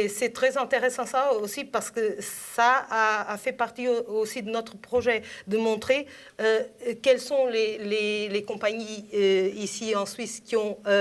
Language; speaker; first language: French; non-native, fluent; Portuguese